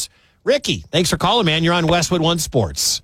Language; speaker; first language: English; native; English